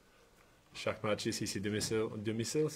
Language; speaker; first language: French; non-native, learner; English